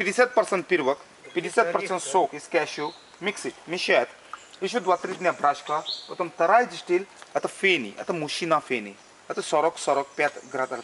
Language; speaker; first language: Russian; non-native, learner; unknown